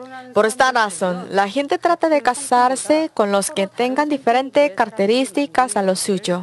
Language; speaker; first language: Spanish; non-native, learner; Korean